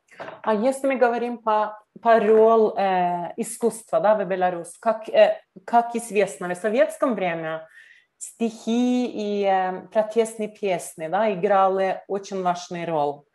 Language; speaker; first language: Russian; non-native, learner; Norwegian